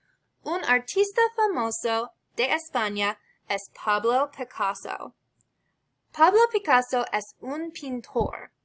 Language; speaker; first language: Spanish; non-native, learner; English